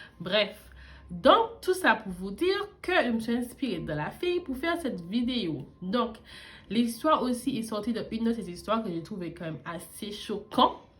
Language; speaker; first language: French; early bilingual, other home language; English